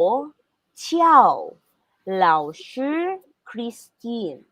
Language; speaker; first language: Chinese; non-native, fluent; Filipino